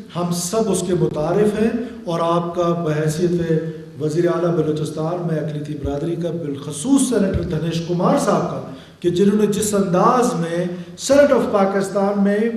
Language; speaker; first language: Urdu; non-native, local second language; Baluchi